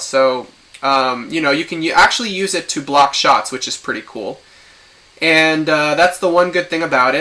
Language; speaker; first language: English; native; English